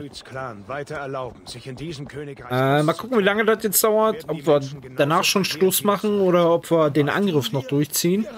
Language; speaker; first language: German; native; German